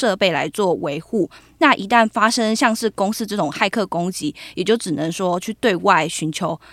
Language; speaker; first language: Chinese; native; Chinese